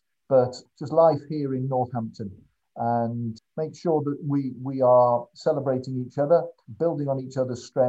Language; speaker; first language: English; native; English